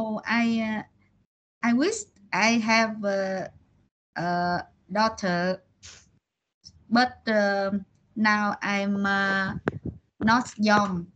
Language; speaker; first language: English; non-native, learner; Vietnamese